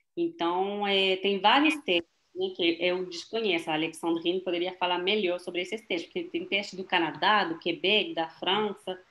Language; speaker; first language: Portuguese; non-native, fluent; French